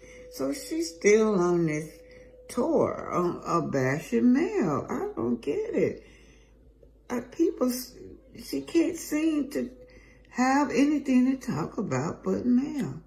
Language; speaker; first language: English; native; English